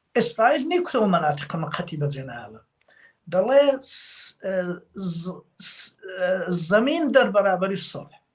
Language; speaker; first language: Central Kurdish; native; Central Kurdish